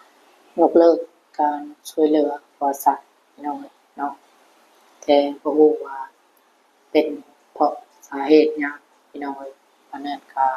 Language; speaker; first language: Thai; non-native, local second language; Lao